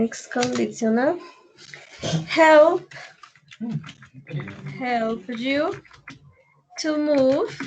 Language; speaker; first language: English; non-native, learner; Spanish